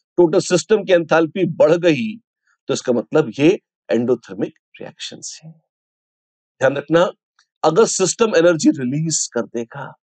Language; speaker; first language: Hindi; native; Hindi